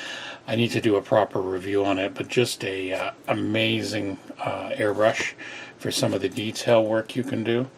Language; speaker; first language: English; native; English